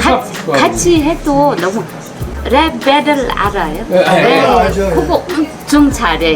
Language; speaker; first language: Korean; non-native, fluent; Nepali